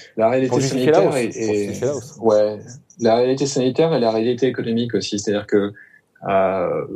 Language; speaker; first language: French; native; French